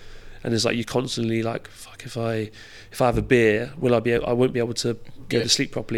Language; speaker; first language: English; native; English